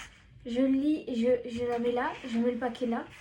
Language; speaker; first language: French; native; French